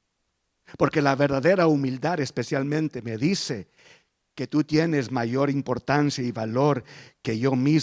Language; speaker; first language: Spanish; early bilingual, heritage; Spanish